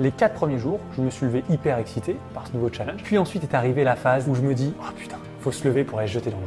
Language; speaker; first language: French; native; French